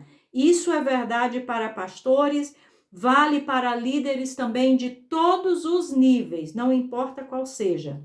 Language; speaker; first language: Portuguese; native; Portuguese